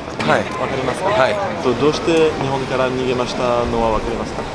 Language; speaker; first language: Japanese; non-native, learner; French